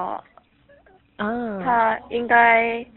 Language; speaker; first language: Chinese; non-native, learner; Korean